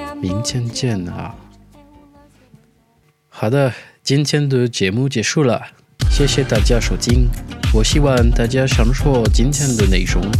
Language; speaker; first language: Chinese; non-native, learner; French